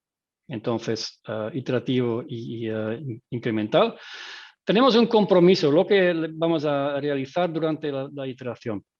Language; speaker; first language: Spanish; non-native, fluent; Dutch